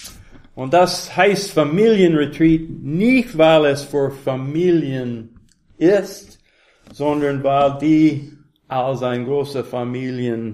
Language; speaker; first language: German; non-native, learner; English